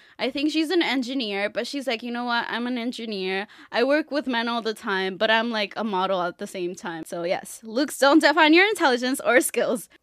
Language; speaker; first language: English; non-native, fluent; Spanish